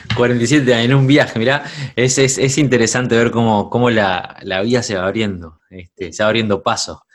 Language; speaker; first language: Spanish; native; Spanish